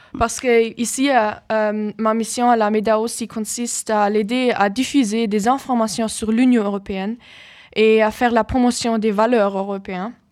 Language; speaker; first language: French; non-native, learner; German